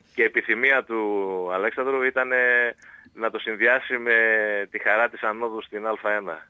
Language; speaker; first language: Greek; native; Greek